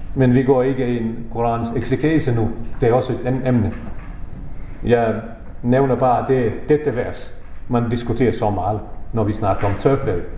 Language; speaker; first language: Danish; non-native, fluent; Bosnian